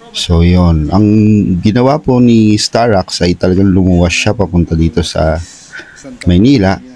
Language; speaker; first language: Filipino; native; Filipino